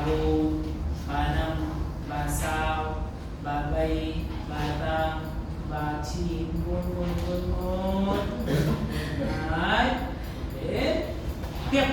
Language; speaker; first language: Vietnamese; non-native, learner; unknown